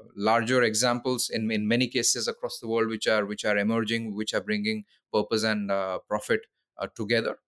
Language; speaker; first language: English; non-native, local second language; Odia